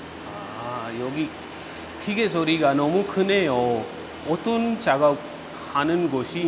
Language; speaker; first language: Korean; non-native, learner; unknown